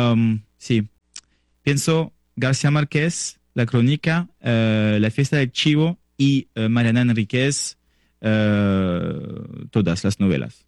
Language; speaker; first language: Spanish; non-native, learner; French